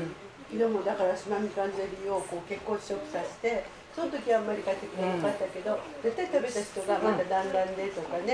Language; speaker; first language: Japanese; native; Japanese